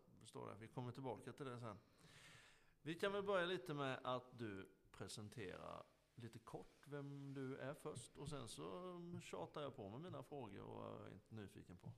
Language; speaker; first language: Swedish; native; Swedish